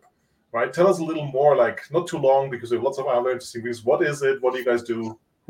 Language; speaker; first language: English; non-native, fluent; Italian